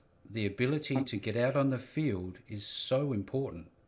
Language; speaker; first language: English; native; English